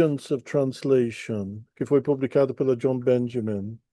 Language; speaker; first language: Portuguese; non-native, fluent; English